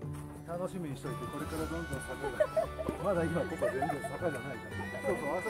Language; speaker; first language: Japanese; native; Japanese